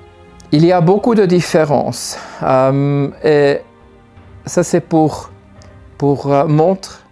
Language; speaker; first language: French; non-native, learner; German